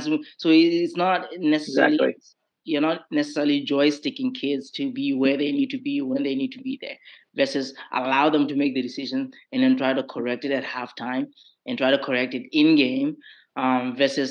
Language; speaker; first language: English; non-native, local second language; Southern Sotho